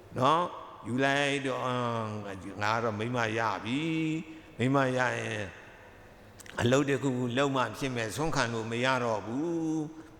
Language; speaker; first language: Burmese; native; Burmese